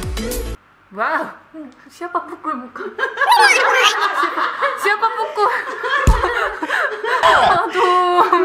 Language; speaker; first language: Indonesian; non-native, learner; Korean